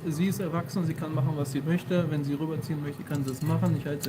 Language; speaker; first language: German; native; German